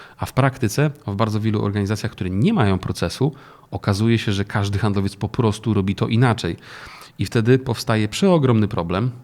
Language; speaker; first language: Polish; native; Polish